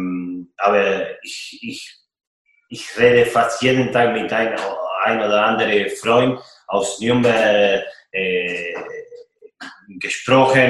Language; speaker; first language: German; non-native, fluent; Spanish